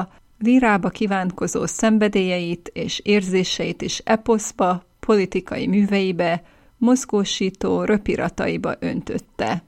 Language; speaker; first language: Hungarian; native; Hungarian